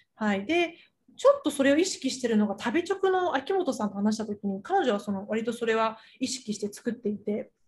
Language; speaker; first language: Japanese; early bilingual, other home language; Chinese